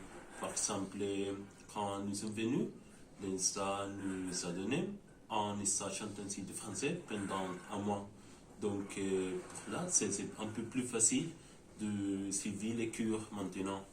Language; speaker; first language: French; non-native, learner; Spanish